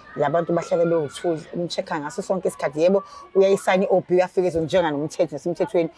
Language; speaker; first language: Zulu; native; Zulu